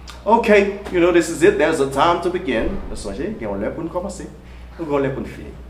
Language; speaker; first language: English; non-native, fluent; Haitian Creole